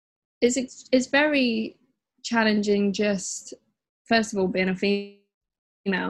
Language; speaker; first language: English; native; English